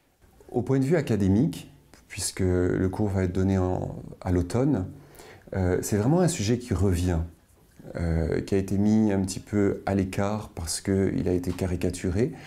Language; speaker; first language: French; native; French